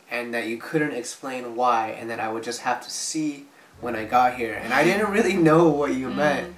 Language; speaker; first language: English; native; English